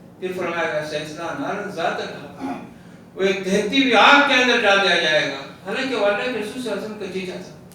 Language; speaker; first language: Urdu; non-native, local second language; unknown